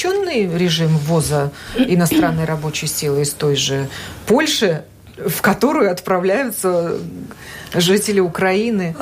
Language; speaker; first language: Russian; native; Russian